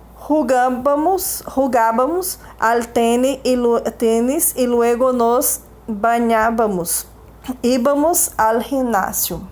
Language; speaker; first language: Spanish; non-native, fluent; Portuguese